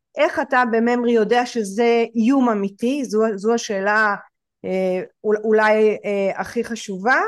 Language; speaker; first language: Hebrew; native; Hebrew